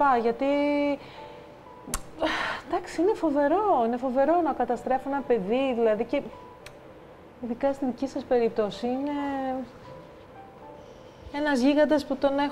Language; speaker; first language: Greek; native; Greek